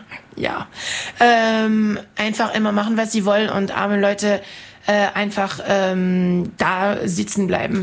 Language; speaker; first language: German; non-native, fluent; French